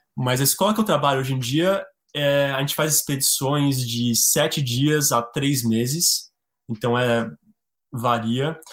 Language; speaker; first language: Portuguese; native; Portuguese